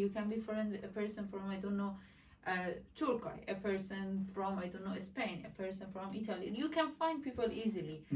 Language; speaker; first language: English; non-native, learner; Persian